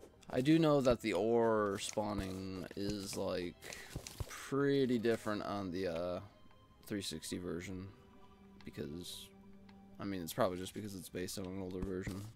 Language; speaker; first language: English; native; English